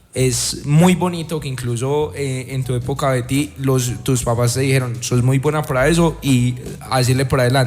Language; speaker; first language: Spanish; native; Spanish